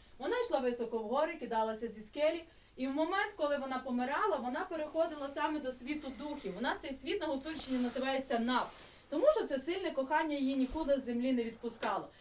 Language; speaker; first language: Ukrainian; native; Ukrainian